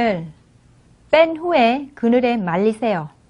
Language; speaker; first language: Korean; non-native, fluent; Vietnamese